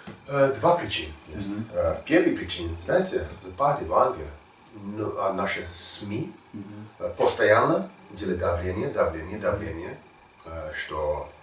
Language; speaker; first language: Russian; non-native, learner; English